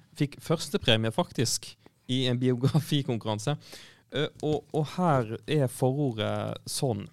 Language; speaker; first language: Norwegian; native; Norwegian